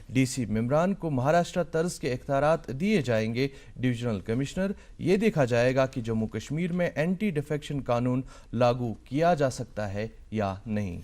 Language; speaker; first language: Urdu; non-native, local second language; Kashmiri